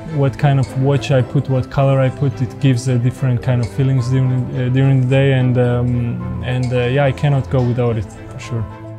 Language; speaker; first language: English; non-native, fluent; Georgian